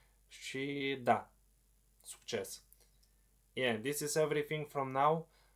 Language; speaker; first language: English; non-native, fluent; Romanian